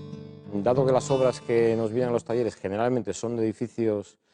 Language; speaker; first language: Spanish; native; Spanish